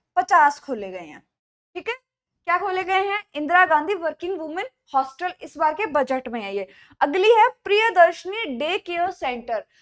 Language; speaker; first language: Hindi; native; Hindi